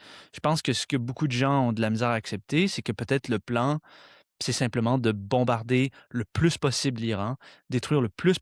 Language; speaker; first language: French; native; French